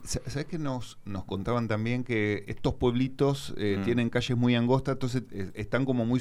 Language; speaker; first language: Spanish; native; Spanish